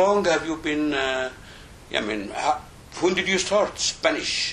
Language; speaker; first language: English; non-native, fluent; Arabic